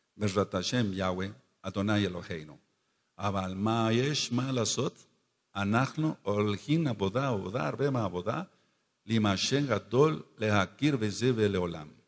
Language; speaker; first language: Hebrew; non-native, learner; Spanish